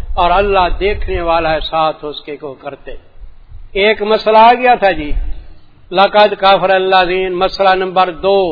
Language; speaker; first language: Urdu; non-native, local second language; Saraiki